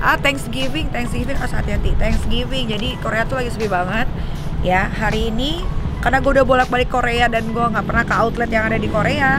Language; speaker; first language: Indonesian; native; Indonesian